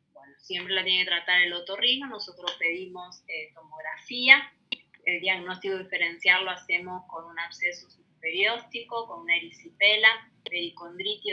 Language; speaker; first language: Spanish; native; Spanish